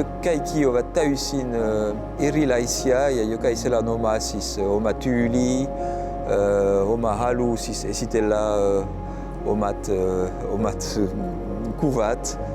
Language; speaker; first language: Finnish; non-native, fluent; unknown